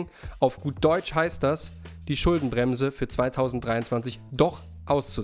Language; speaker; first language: German; native; German